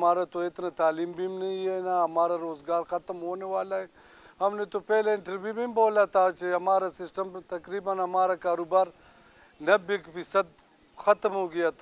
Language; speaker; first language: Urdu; non-native, local second language; Pashto